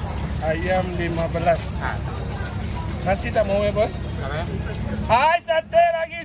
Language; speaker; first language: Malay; non-native, local second language; Chinese